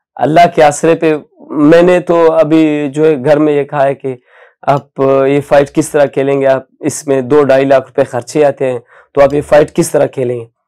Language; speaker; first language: Urdu; non-native, local second language; Baluchi